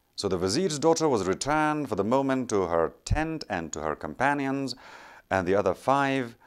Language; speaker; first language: English; non-native, local second language; Persian